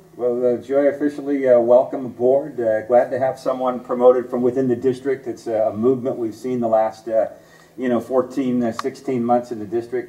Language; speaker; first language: English; native; English